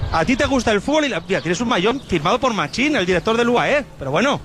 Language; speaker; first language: Spanish; native; Spanish